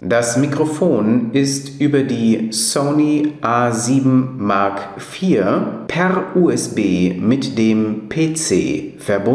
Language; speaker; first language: German; native; German